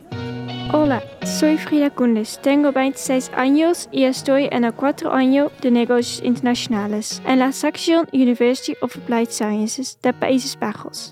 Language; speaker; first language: Spanish; non-native, fluent; Dutch